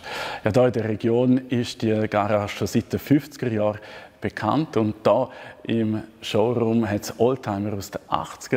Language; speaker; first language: German; native; German